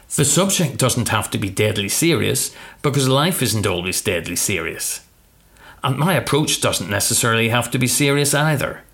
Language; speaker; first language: English; native; English